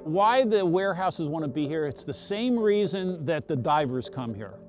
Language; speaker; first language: English; native; English